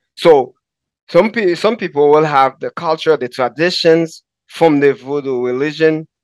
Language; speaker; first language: English; non-native, fluent; Haitian Creole